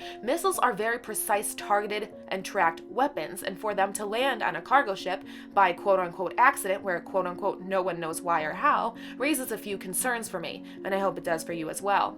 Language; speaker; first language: English; native; English